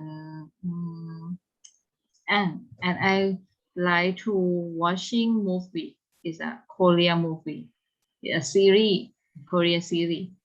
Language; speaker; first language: English; non-native, learner; Thai